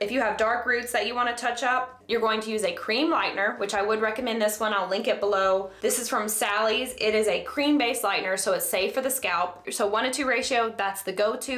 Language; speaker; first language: English; native; English